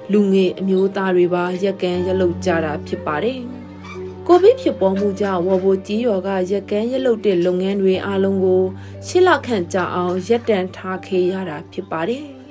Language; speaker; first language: Burmese; native; Burmese